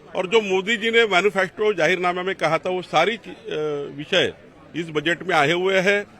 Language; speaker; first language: Hindi; non-native, local second language; Marathi